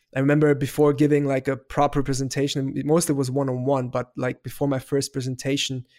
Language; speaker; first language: English; non-native, fluent; German